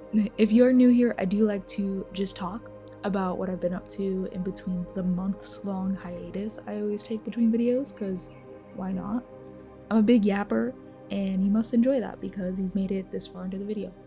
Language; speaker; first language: English; native; English